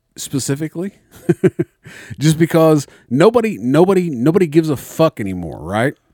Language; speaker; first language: English; native; English